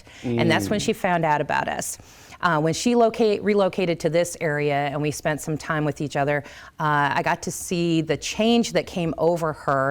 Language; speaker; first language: English; native; English